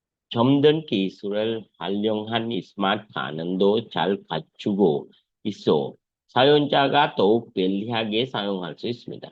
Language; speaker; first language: Korean; non-native, fluent; Sinhala